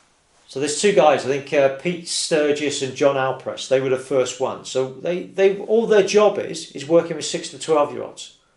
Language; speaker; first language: English; native; English